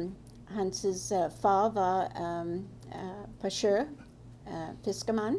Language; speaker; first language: Norwegian; early bilingual, heritage; Norwegian